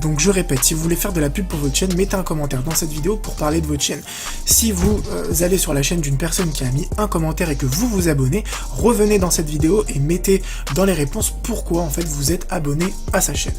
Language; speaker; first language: French; native; French